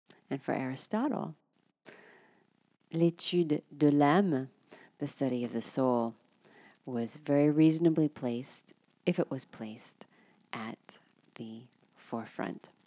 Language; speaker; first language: English; native; English